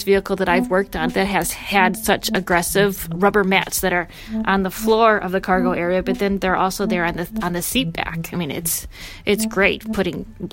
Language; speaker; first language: English; native; English